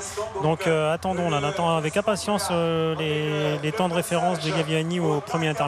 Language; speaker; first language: French; native; French